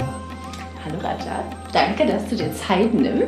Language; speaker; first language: German; native; German